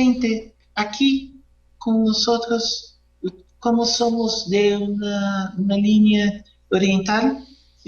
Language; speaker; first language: Spanish; non-native, learner; Portuguese